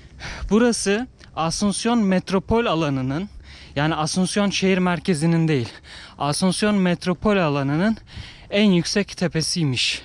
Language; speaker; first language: Turkish; native; Turkish